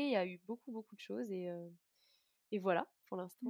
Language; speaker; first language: French; native; French